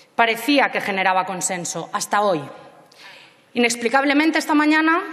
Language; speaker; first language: Spanish; native; Spanish